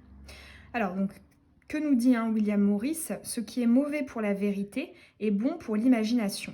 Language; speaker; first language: French; native; French